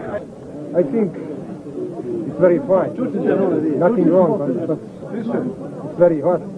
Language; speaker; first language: English; non-native, learner; Bosnian